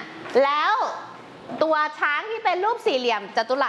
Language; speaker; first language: Thai; native; Thai